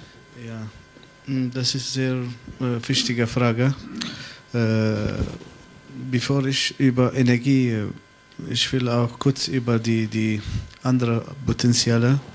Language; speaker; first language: German; non-native, fluent; Arabic